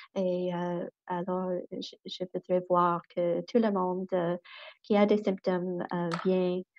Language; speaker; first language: French; non-native, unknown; English